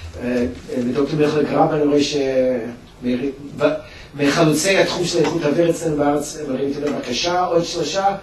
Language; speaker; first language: Hebrew; native; Hebrew